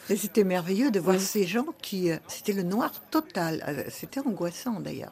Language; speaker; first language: French; early bilingual, other home language; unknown